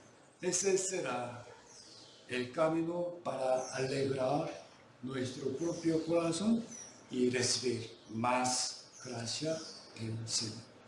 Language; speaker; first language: Spanish; non-native, fluent; Korean